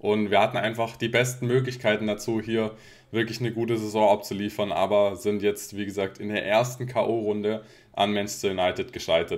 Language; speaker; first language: German; native; German